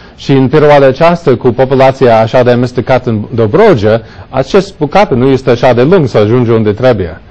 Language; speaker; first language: Romanian; non-native, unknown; English